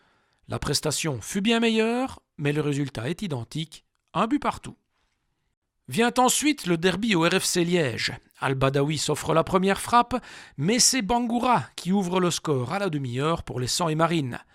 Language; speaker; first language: French; native; French